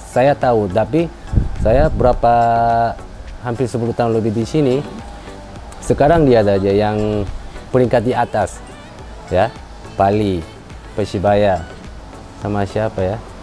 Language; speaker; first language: Indonesian; non-native, fluent; Korean